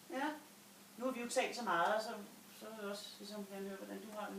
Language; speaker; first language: Danish; native; Danish